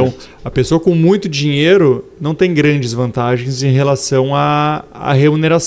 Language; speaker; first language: Portuguese; native; Portuguese